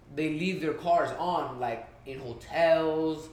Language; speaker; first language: English; early bilingual, heritage; Spanish